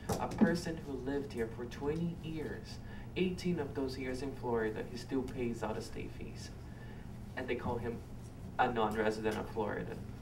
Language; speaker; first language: English; non-native, fluent; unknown